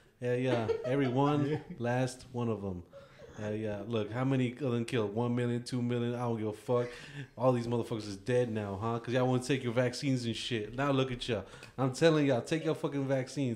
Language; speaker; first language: English; early bilingual, other home language; Spanish